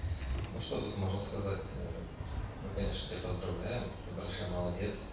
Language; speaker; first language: Russian; native; Russian